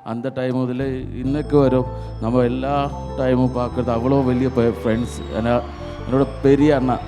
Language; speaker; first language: Tamil; non-native, learner; Malayalam